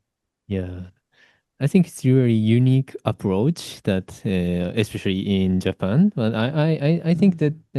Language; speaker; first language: English; non-native, learner; Japanese